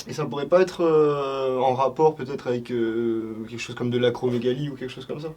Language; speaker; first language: French; native; French